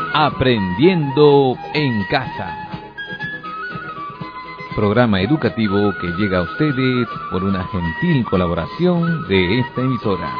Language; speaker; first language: Spanish; native; Spanish